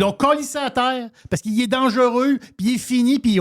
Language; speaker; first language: French; native; French